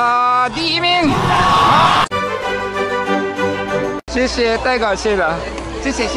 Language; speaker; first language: Chinese; non-native, learner; Japanese